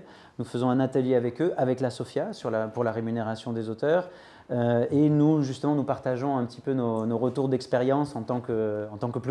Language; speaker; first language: French; native; French